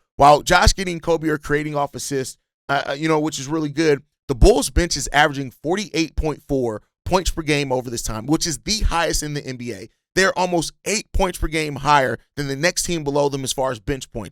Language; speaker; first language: English; native; English